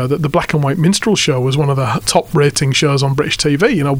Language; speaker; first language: English; native; English